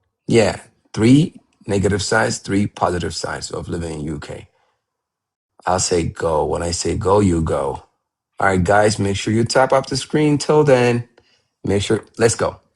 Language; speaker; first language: English; non-native, fluent; Amharic